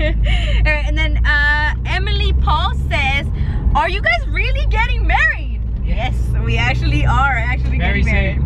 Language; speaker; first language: English; native; English